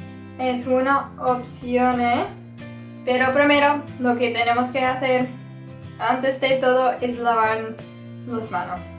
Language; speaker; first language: Spanish; non-native, fluent; English